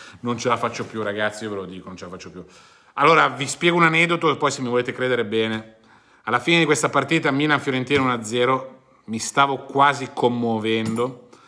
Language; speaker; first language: Italian; native; Italian